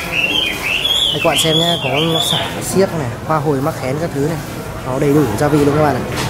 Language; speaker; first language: Vietnamese; native; Vietnamese